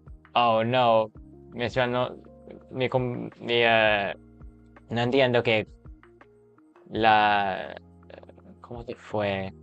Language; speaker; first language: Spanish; non-native, learner; English